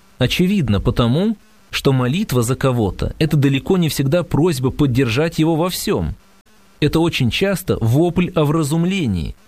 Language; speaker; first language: Russian; native; Russian